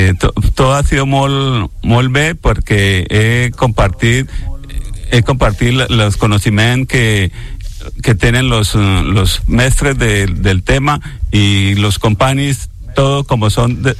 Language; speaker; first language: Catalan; non-native, learner; Spanish